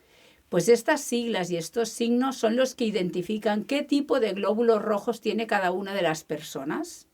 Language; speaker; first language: Spanish; native; Spanish